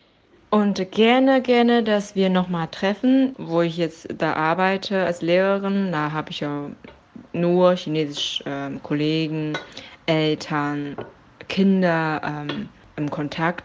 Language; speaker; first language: German; non-native, fluent; Chinese